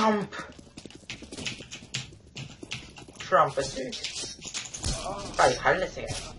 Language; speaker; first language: Swedish; non-native, learner; Norwegian